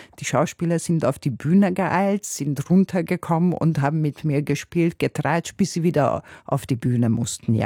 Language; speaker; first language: German; non-native, fluent; Hungarian